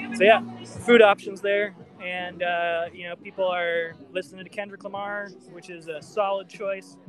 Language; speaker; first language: English; native; English